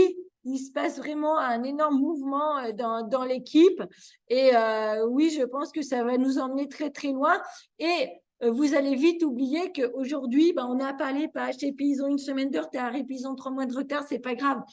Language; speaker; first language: French; native; French